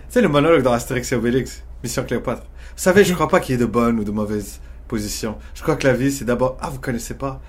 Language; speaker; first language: French; early bilingual, other home language; Arabic